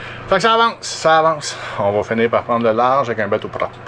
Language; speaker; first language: French; native; French